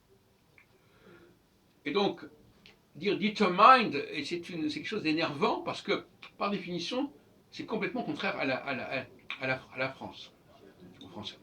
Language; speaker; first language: French; native; French